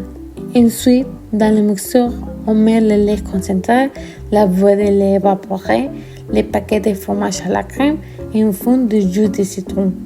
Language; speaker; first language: French; non-native, learner; Spanish